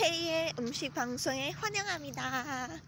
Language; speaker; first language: Korean; non-native, learner; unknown